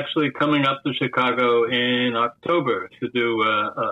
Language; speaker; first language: English; native; English